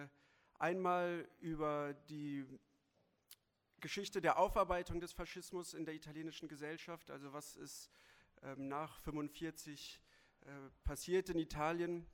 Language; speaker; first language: German; native; German